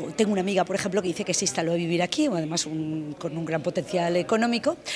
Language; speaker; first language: Spanish; native; Spanish